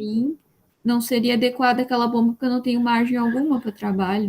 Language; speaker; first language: Portuguese; native; Portuguese